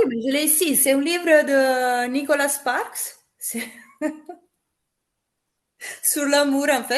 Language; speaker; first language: French; non-native, fluent; Italian